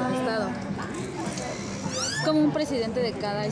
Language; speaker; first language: Spanish; native; Spanish